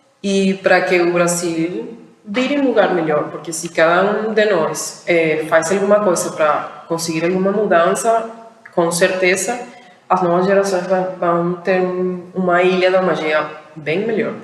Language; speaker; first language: Portuguese; non-native, fluent; Spanish